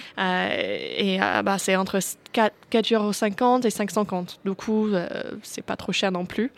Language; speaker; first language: French; non-native, fluent; English